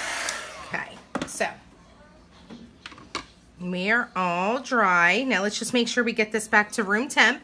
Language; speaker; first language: English; native; English